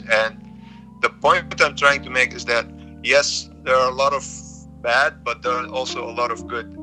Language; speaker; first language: English; non-native, fluent; Arabic